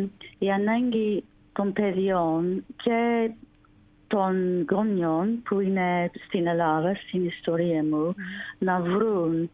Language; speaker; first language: Greek; non-native, learner; English